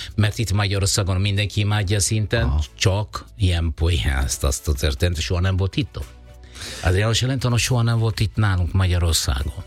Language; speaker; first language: Hungarian; non-native, fluent; Italian